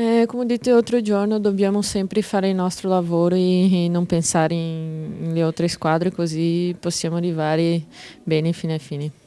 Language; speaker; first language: Italian; non-native, fluent; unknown